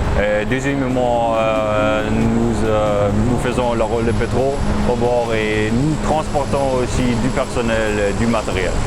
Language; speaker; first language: French; non-native, fluent; German